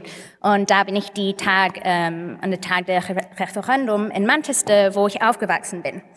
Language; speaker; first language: German; non-native, fluent; English